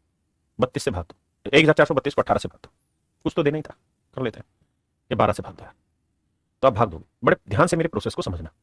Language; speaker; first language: Hindi; native; Hindi